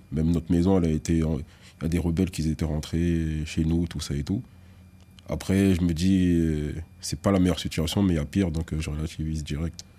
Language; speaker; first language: French; early bilingual, other home language; Lingala